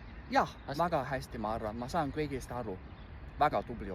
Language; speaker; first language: Estonian; non-native, fluent; Chinese